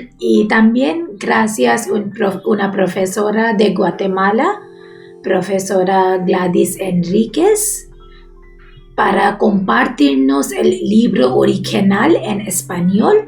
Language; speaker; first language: Spanish; non-native, learner; Bangla